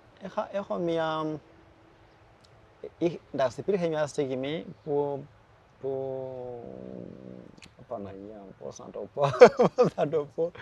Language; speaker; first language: Greek; non-native, fluent; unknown